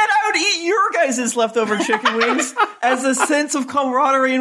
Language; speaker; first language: English; native; English